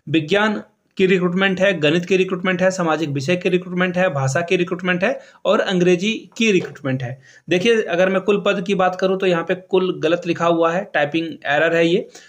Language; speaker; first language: Hindi; native; Hindi